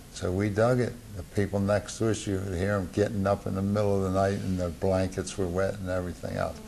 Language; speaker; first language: English; native; English